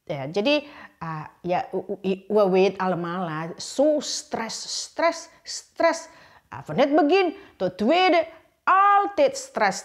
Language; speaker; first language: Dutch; non-native, learner; Indonesian